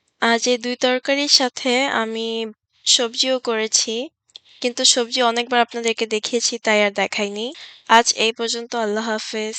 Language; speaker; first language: Bangla; early bilingual, heritage; Bangla